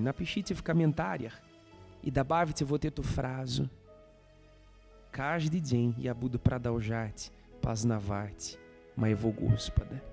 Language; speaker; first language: Russian; non-native, fluent; Portuguese